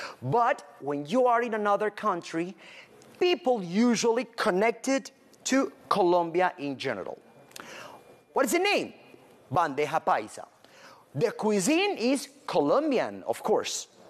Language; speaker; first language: English; non-native, fluent; Spanish